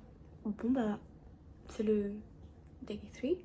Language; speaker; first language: French; native; French